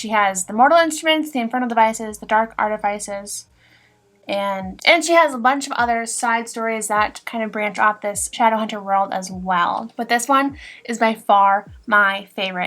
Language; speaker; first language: English; native; English